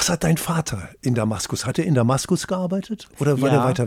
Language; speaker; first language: German; native; German